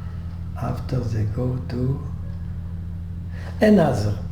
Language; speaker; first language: English; non-native, learner; French